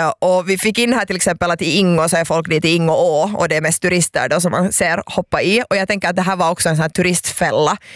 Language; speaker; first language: Swedish; native; Swedish